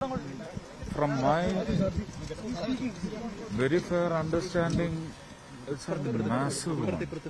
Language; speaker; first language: English; non-native, local second language; Malayalam